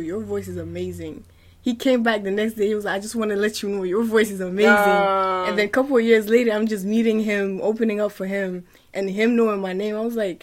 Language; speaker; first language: English; non-native, fluent; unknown